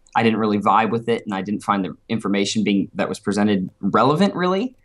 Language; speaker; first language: English; native; English